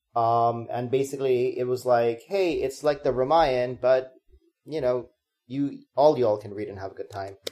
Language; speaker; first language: English; non-native, local second language; Hindi